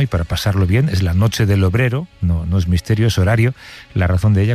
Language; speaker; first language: Spanish; native; Spanish